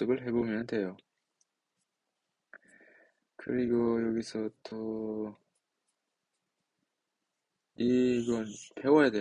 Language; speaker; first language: Korean; non-native, fluent; Uzbek